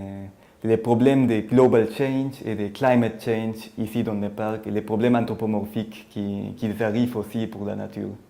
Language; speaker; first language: French; non-native, fluent; German